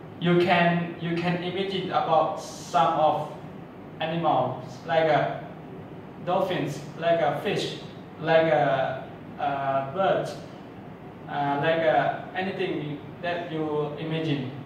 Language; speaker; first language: English; non-native, learner; Thai